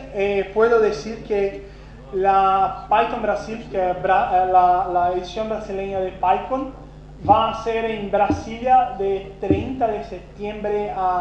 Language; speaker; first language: Spanish; non-native, fluent; Portuguese